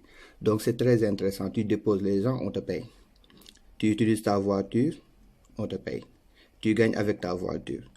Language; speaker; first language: French; non-native, local second language; Wolof